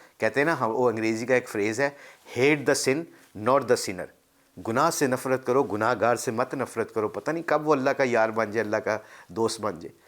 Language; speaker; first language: Urdu; non-native, local second language; Punjabi